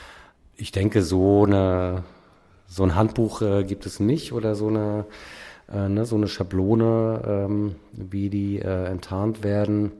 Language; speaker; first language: German; native; German